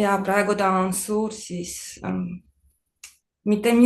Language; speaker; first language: Estonian; non-native, learner; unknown